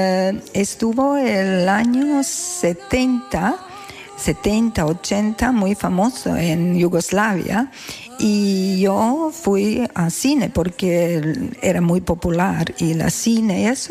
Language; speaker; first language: Spanish; non-native, learner; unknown